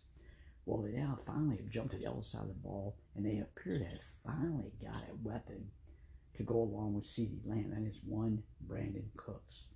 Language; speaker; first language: English; native; English